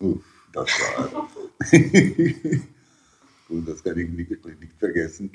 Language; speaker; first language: German; non-native, fluent; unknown